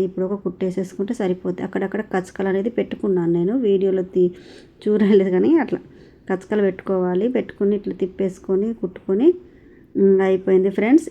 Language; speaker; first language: Telugu; native; Telugu